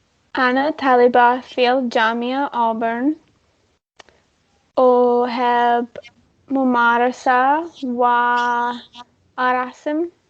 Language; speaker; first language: Arabic; non-native, learner; English